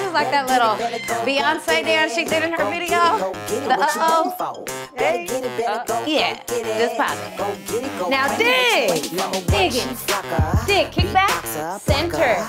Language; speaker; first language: English; native; English